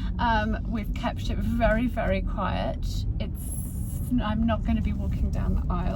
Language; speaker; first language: English; native; English